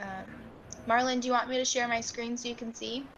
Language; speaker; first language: English; native; English